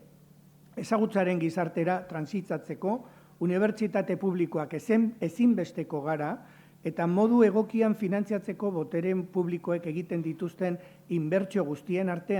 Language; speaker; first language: Basque; native; Basque